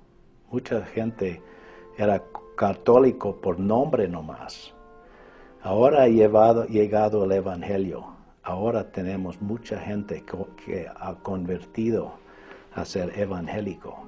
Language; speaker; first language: Spanish; non-native, fluent; English